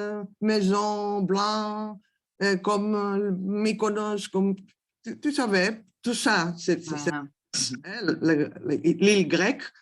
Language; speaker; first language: French; non-native, learner; Greek